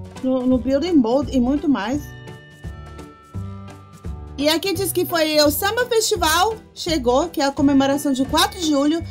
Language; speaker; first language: Portuguese; non-native, fluent; Spanish